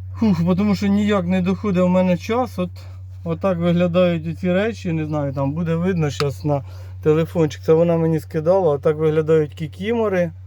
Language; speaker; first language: Ukrainian; native; Ukrainian